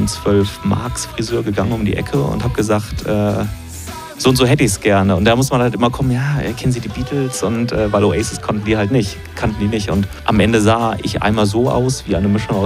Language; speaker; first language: German; native; German